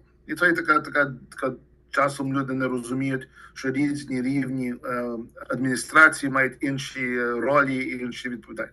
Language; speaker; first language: Ukrainian; early bilingual, heritage; Ukrainian